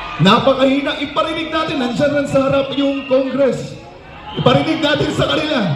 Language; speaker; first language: Filipino; native; Filipino